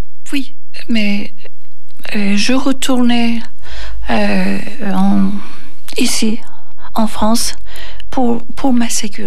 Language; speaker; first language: French; non-native, fluent; Turkish